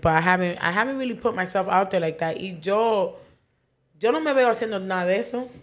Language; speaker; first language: English; early bilingual, other home language; Spanish